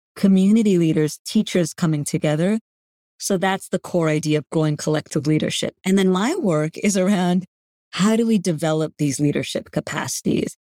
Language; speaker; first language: English; non-native, fluent; Gujarati